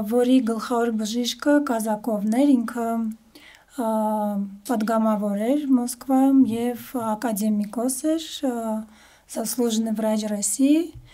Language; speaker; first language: Armenian; early bilingual, heritage; Armenian